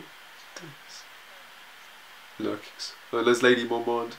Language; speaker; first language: English; native; English